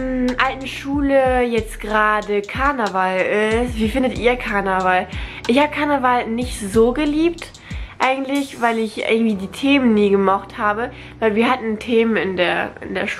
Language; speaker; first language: German; early bilingual, heritage; German